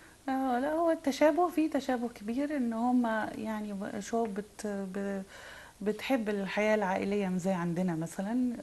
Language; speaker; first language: Arabic; native; Arabic